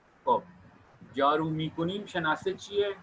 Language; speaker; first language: Persian; non-native, fluent; Urdu